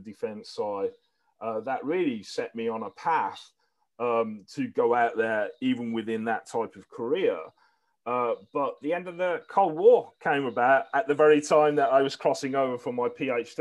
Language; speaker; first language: English; native; English